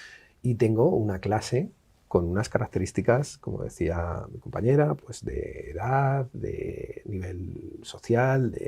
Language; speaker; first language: Spanish; native; Spanish